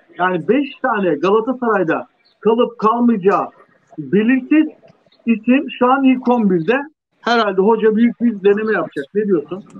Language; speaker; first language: Turkish; native; Turkish